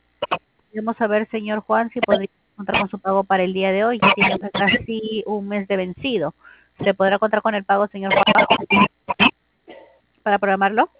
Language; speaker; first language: Spanish; native; Spanish